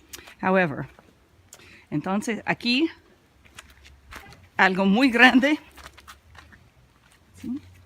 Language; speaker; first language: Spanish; non-native, learner; English